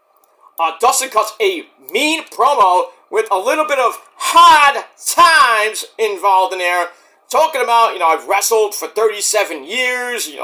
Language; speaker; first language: English; native; English